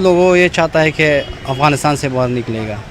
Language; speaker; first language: Hindi; non-native, learner; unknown